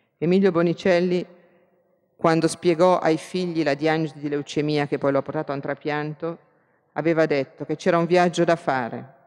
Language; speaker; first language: Italian; native; Italian